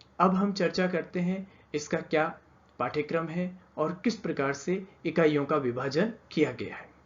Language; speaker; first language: Hindi; native; Hindi